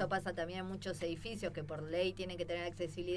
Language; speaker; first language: Spanish; native; Spanish